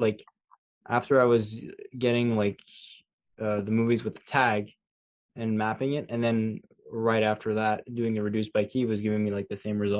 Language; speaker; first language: English; native; English